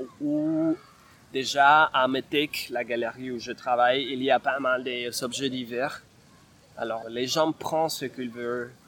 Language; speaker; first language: French; non-native, fluent; Spanish